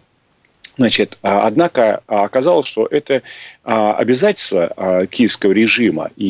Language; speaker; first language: Russian; native; Russian